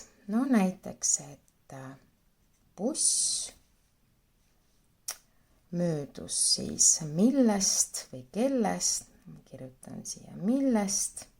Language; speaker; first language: Estonian; non-native, local second language; Russian